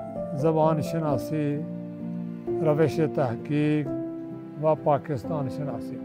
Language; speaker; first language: Persian; non-native, fluent; Urdu